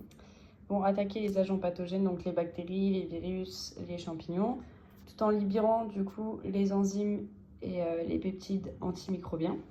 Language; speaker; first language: French; native; French